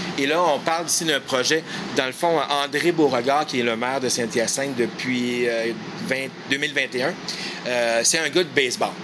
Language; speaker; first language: French; native; French